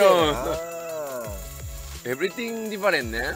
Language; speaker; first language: English; non-native, learner; Japanese